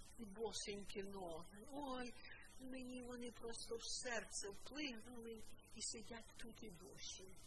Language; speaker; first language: Ukrainian; non-native, local second language; Russian